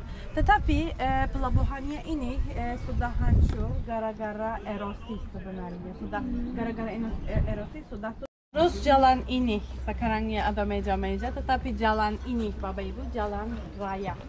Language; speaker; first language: Indonesian; non-native, fluent; Turkish